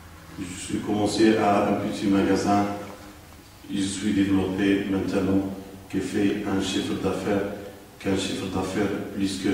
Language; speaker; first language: French; non-native, local second language; Arabic